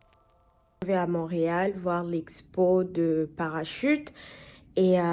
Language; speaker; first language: French; non-native, fluent; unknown